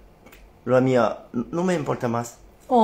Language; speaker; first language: Spanish; non-native, learner; French